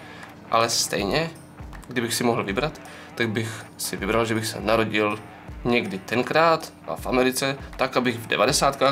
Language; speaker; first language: Czech; native; Czech